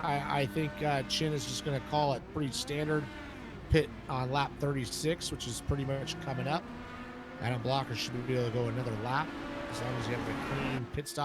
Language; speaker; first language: English; native; English